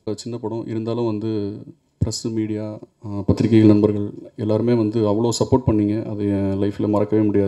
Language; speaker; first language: Tamil; native; Tamil